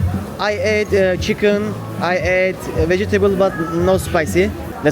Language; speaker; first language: English; non-native, learner; Turkish